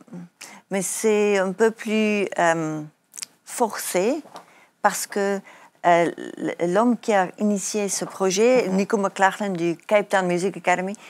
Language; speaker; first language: French; non-native, learner; Afrikaans